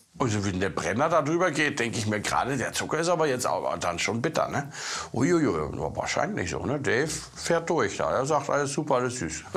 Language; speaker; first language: German; native; German